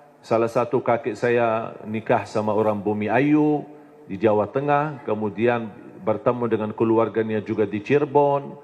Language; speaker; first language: Indonesian; non-native, fluent; Arabic